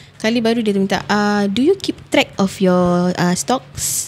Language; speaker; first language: English; non-native, local second language; Malay